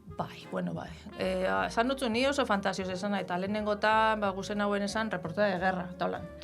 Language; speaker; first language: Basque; native; Basque